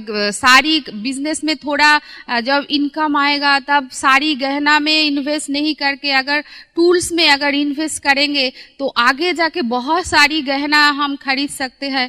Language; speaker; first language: Hindi; non-native, local second language; Bangla